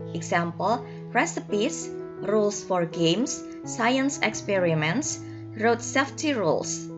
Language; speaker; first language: English; non-native, fluent; Indonesian